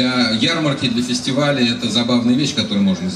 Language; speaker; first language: Russian; native; Russian